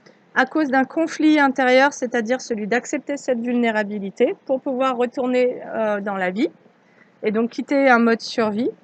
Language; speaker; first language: French; native; French